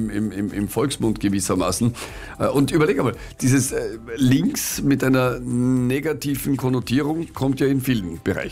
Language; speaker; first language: German; native; German